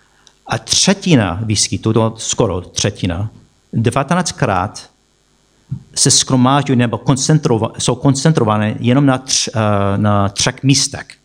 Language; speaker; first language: Czech; non-native, fluent; English